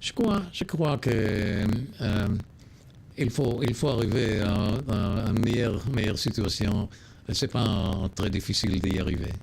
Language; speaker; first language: French; non-native, learner; Hebrew